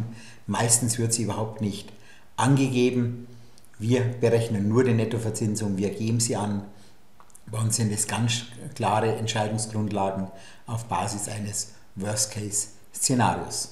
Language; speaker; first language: German; native; German